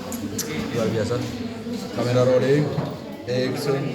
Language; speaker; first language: Indonesian; native; Indonesian